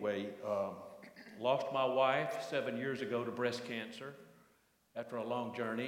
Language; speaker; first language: English; native; English